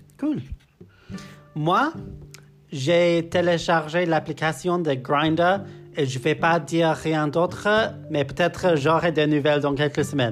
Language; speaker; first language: French; non-native, learner; English